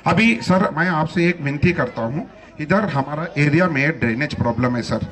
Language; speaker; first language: Hindi; non-native, local second language; Telugu